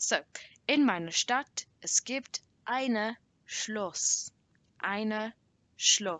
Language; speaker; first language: German; non-native, learner; English